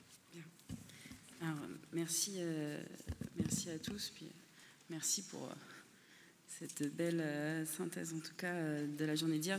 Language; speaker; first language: French; native; French